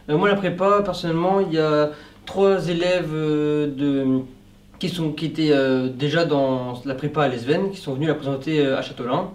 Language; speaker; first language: French; native; French